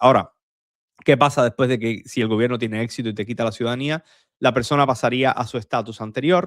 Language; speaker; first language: Spanish; native; Spanish